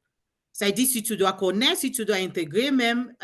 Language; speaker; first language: French; non-native, learner; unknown